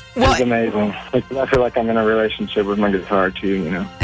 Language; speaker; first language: English; native; English